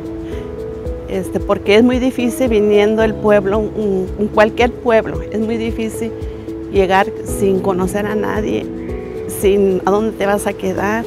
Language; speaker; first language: Spanish; non-native, local second language; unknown